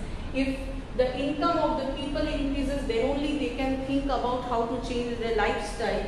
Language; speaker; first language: English; non-native, local second language; Bangla